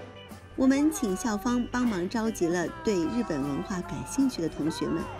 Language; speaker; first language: Chinese; native; Chinese